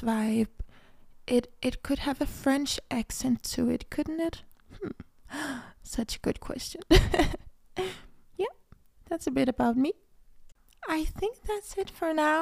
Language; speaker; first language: English; non-native, fluent; Danish